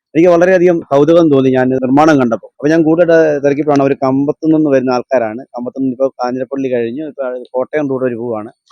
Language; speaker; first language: Malayalam; native; Malayalam